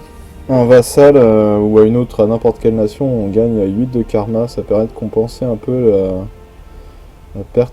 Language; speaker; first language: French; native; French